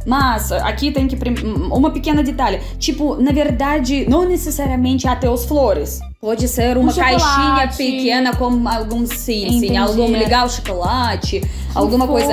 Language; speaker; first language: Portuguese; non-native, fluent; Russian